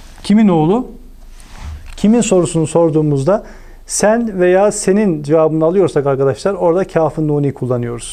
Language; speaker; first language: Turkish; native; Turkish